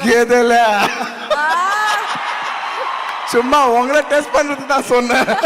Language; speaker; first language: Tamil; non-native, local second language; Telugu